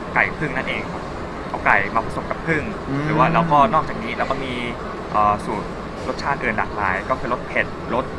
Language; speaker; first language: Thai; non-native, fluent; Korean